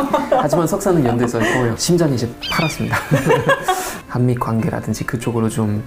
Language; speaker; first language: Korean; non-native, fluent; German